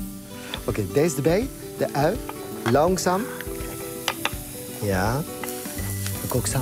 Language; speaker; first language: Dutch; non-native, fluent; French